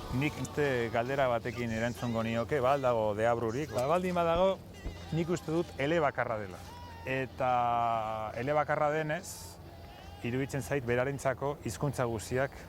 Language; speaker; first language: Basque; non-native, fluent; Spanish